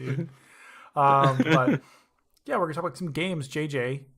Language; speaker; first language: English; native; English